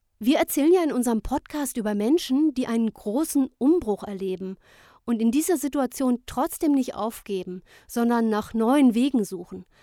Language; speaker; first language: German; native; German